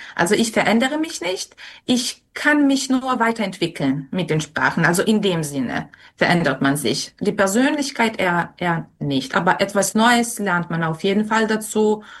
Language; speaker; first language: German; non-native, fluent; Serbian